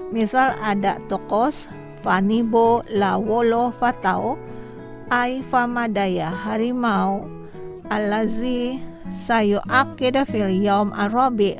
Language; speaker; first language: Arabic; non-native, fluent; Indonesian